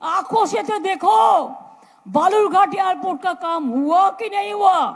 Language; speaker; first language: Hindi; non-native, local second language; Bangla